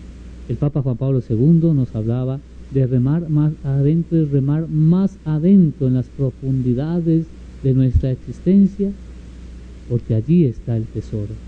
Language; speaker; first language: Spanish; native; Spanish